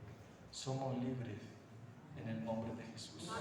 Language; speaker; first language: Spanish; native; Spanish